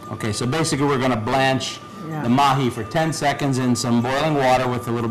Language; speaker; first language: English; native; English